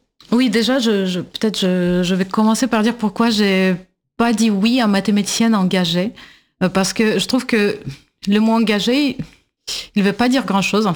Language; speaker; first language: French; non-native, fluent; Russian